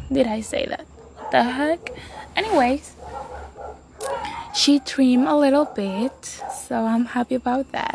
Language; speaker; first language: English; non-native, fluent; Spanish